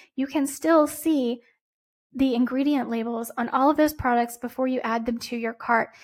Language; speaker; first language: English; native; English